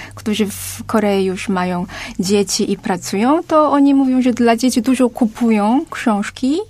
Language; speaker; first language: Polish; non-native, fluent; Korean